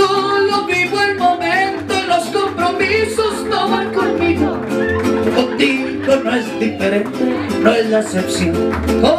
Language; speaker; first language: Spanish; native; Spanish